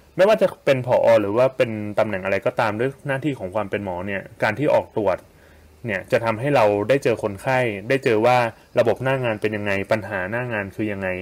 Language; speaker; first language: Thai; native; Thai